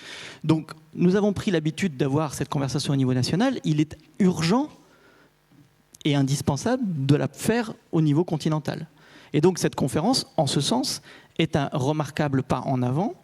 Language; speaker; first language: French; native; French